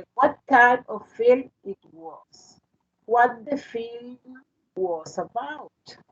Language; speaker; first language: English; non-native, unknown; Spanish